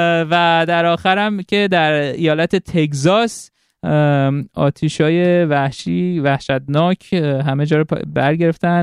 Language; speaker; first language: Persian; native; Persian